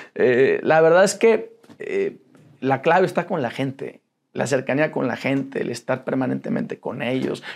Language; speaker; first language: Spanish; native; Spanish